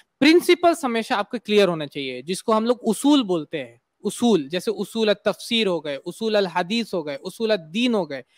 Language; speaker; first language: Hindi; native; Hindi